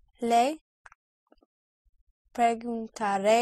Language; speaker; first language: Spanish; non-native, learner; English